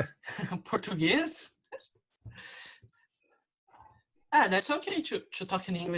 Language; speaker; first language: English; non-native, fluent; Portuguese